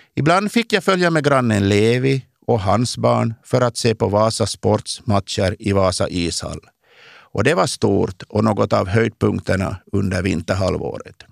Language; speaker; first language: Swedish; native; Swedish